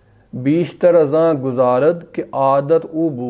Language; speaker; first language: Persian; non-native, fluent; Urdu